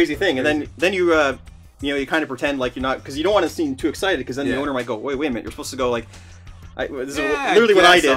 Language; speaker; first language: English; native; English